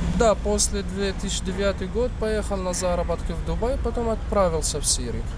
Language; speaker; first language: Russian; non-native, fluent; Arabic